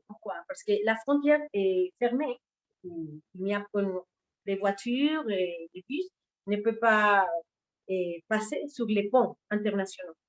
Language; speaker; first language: French; non-native, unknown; Spanish